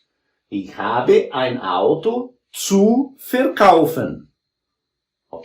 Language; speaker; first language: German; non-native, fluent; Portuguese